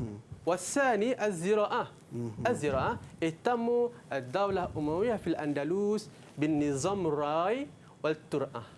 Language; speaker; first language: Arabic; non-native, fluent; Malay